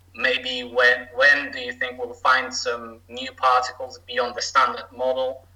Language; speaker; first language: English; non-native, fluent; Polish